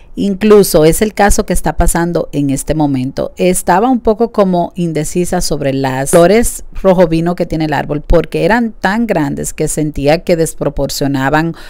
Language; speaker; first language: Spanish; native; Spanish